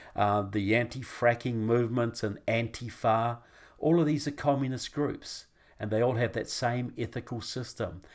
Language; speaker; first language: English; native; English